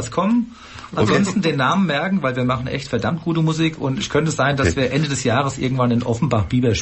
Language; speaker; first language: German; native; German